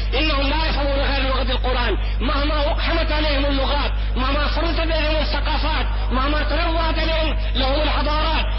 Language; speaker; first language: Arabic; non-native, fluent; Urdu